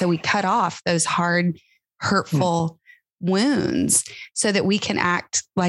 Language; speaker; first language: English; native; English